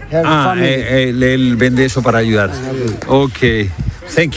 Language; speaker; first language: Spanish; native; Spanish